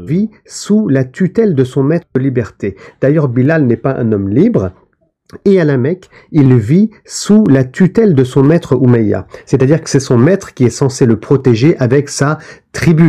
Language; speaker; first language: French; native; French